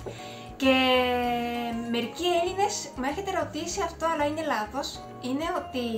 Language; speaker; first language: Greek; non-native, fluent; Japanese